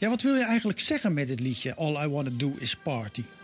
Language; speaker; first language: Dutch; native; Dutch